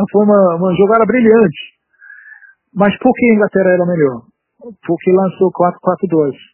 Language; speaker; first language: Portuguese; non-native, fluent; English